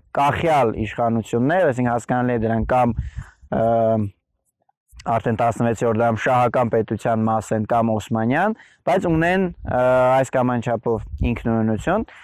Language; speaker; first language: Armenian; native; Armenian